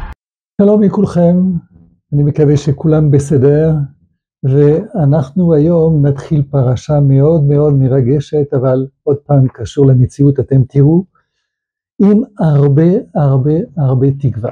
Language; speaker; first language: Hebrew; non-native, fluent; French